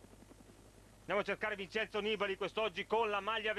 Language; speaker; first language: Italian; native; Italian